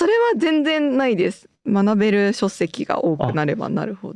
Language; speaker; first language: Japanese; native; Japanese